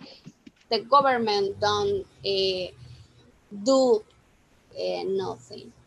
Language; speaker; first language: English; non-native, learner; Spanish